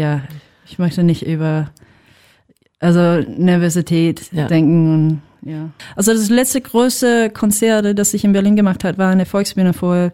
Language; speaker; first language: German; non-native, fluent; English